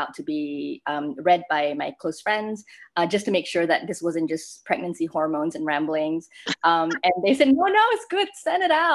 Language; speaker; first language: English; non-native, local second language; Malay